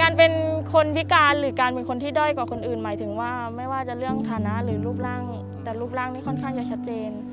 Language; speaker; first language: Thai; native; Thai